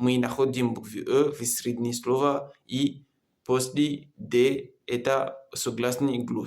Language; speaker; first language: Russian; non-native, learner; Comorian